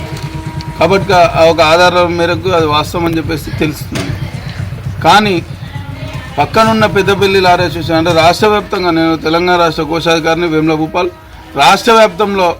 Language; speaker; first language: Telugu; native; Telugu